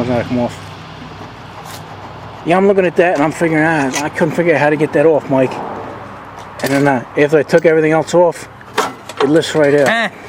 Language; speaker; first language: English; native; English